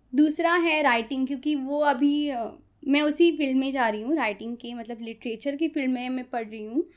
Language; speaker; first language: Hindi; non-native, local second language; Konkani